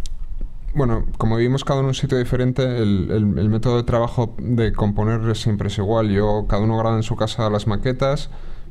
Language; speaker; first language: Spanish; native; Spanish